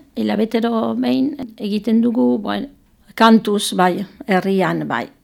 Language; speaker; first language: Basque; non-native, local second language; French